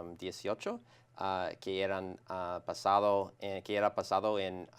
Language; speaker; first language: Spanish; non-native, learner; English